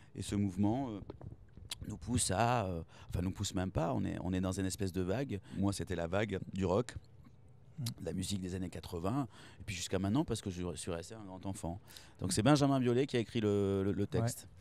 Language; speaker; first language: French; native; French